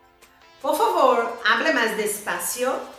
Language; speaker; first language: Spanish; non-native, learner; Portuguese